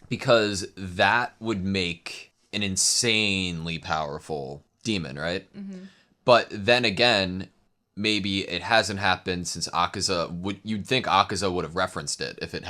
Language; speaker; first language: English; native; English